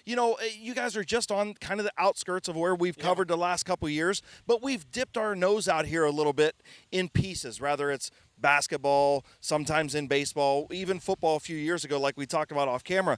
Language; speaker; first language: English; native; English